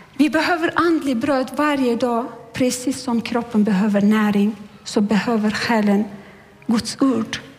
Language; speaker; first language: Swedish; non-native, fluent; Turkish